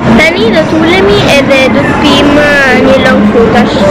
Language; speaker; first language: Albanian; early bilingual, heritage; Albanian